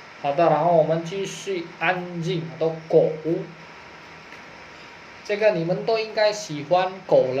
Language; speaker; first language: Chinese; non-native, fluent; Indonesian